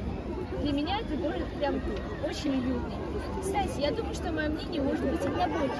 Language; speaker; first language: Russian; native; Russian